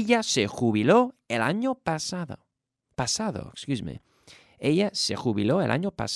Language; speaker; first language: Spanish; non-native, fluent; English